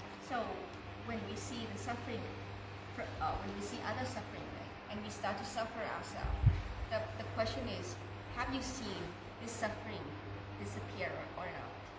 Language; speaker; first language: English; non-native, fluent; Thai